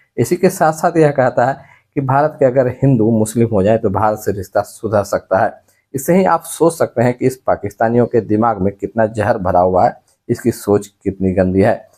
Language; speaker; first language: Hindi; native; Hindi